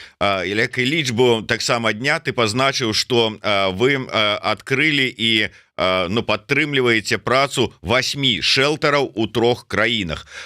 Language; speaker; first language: Belarusian; native; Belarusian